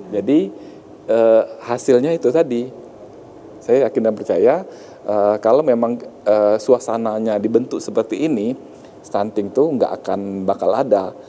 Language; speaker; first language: Indonesian; native; Indonesian